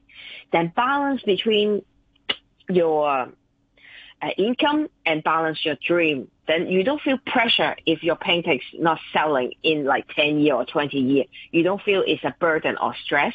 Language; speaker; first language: English; non-native, local second language; Cantonese